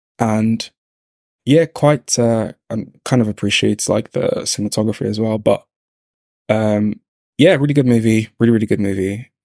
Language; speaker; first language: English; native; English